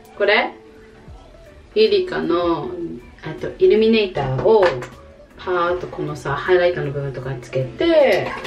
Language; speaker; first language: Japanese; native; Japanese